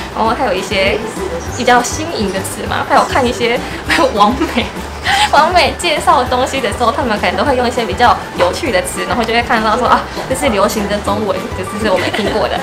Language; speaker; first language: Chinese; non-native, fluent; Japanese